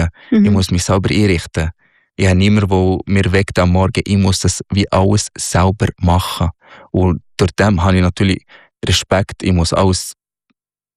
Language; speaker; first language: German; non-native, fluent; Arabic